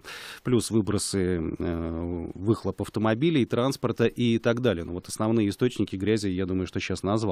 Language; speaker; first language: Russian; native; Russian